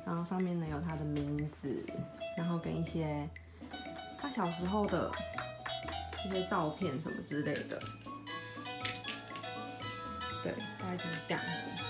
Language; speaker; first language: Chinese; native; Chinese